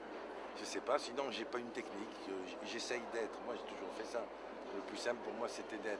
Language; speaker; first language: French; native; French